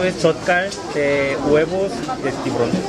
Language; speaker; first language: Spanish; non-native, fluent; Korean